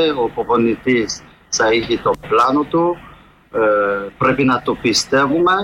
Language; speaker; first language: Greek; non-native, fluent; French